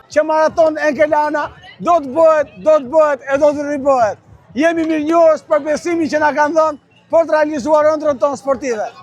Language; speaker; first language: Albanian; native; Albanian